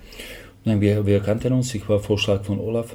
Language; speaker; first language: German; non-native, fluent; Slovak